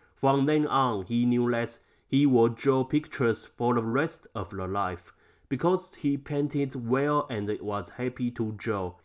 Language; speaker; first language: English; non-native, fluent; Chinese